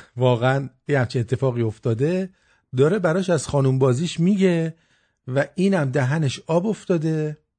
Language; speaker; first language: Persian; native; Persian